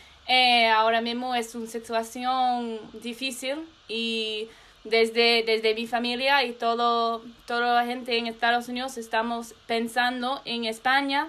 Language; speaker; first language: Spanish; non-native, learner; English